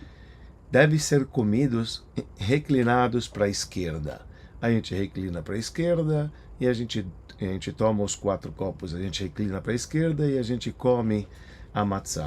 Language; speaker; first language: Portuguese; native; Portuguese